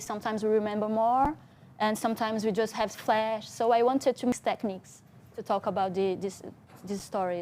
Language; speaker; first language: English; non-native, fluent; Portuguese